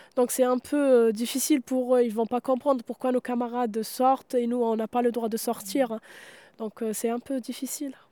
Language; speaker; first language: French; non-native, local second language; Arabic